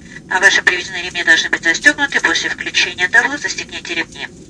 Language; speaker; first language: Russian; native; Russian